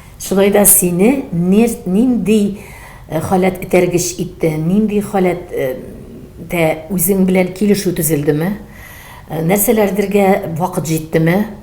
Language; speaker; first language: Tatar; native; Tatar